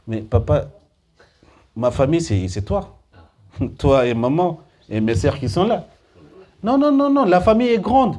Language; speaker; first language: French; early bilingual, other home language; Soninke